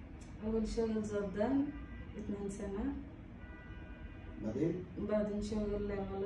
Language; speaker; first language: Arabic; non-native, learner; Bangla